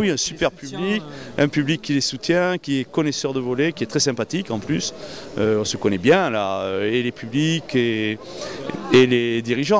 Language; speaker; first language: French; native; French